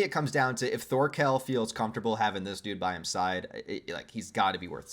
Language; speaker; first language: English; native; English